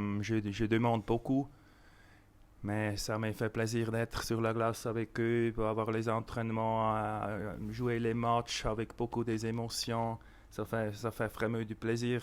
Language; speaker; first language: French; non-native, local second language; German